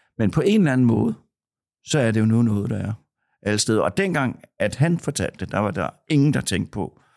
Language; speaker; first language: Danish; native; Danish